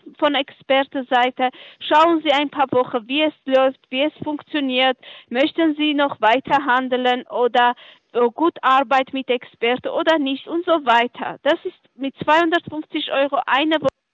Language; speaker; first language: German; non-native, learner; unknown